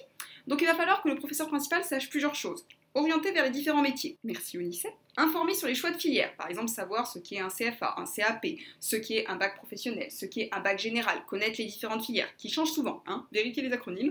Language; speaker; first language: French; native; French